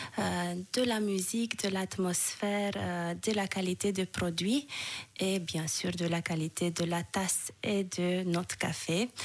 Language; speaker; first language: French; non-native, fluent; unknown